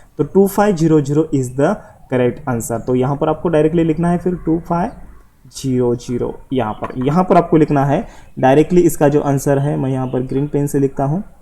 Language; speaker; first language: Hindi; non-native, local second language; Marathi